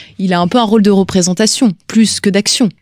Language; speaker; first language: French; native; French